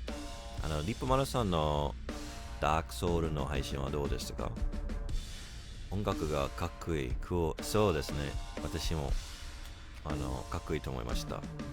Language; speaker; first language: Japanese; non-native, learner; English